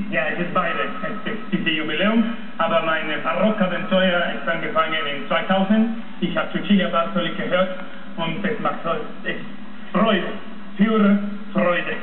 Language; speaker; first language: German; non-native, fluent; Spanish